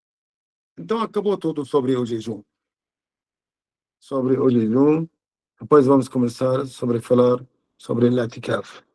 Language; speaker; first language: Portuguese; non-native, learner; Arabic